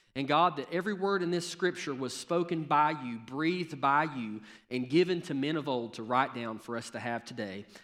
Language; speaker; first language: English; native; English